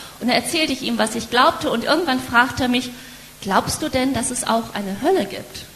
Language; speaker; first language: German; native; German